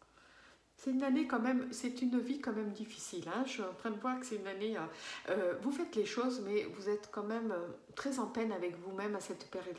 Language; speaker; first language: French; native; French